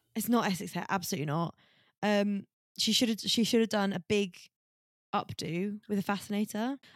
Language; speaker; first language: English; native; English